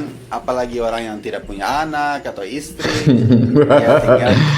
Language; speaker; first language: Indonesian; non-native, fluent; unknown